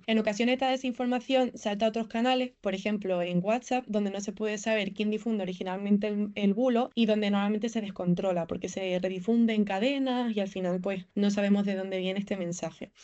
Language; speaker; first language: Spanish; native; Spanish